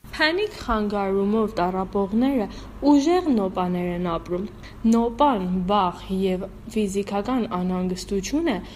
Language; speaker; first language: Armenian; native; Armenian